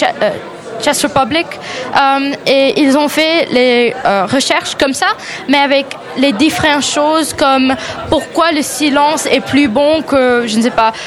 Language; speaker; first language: French; non-native, learner; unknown